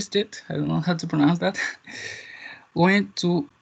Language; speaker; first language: English; non-native, learner; Spanish